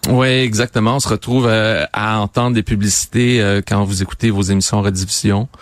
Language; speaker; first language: French; native; French